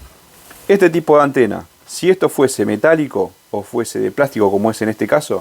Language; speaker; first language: Spanish; native; Spanish